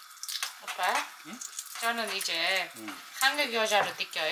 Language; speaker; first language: Korean; non-native, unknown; Uzbek